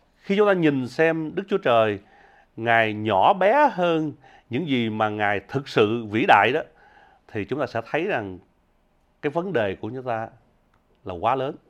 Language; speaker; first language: Vietnamese; early bilingual, heritage; Vietnamese